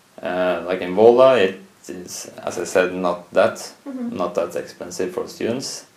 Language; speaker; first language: English; non-native, fluent; Norwegian